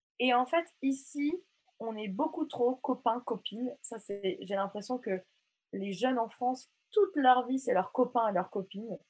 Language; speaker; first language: French; non-native, local second language; Morisyen